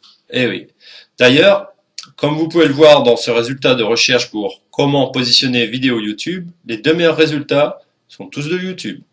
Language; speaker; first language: French; native; French